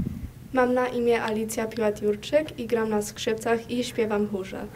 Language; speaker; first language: Polish; early bilingual, heritage; Polish